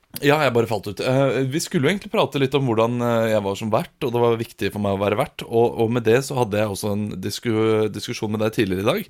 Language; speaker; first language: Norwegian; native; Norwegian